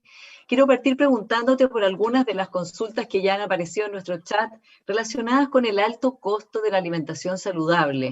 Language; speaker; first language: Spanish; native; Spanish